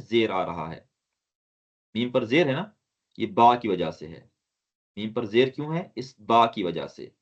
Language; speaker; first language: Urdu; non-native, local second language; Sindhi